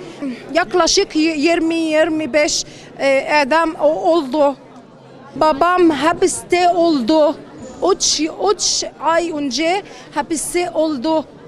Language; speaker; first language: Turkish; non-native, learner; Arabic